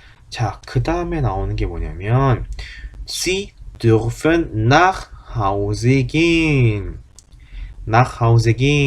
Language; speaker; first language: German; non-native, fluent; Korean